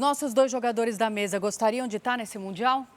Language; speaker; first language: Portuguese; native; Portuguese